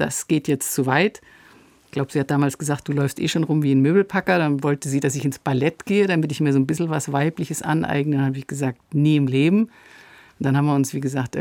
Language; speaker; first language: German; native; German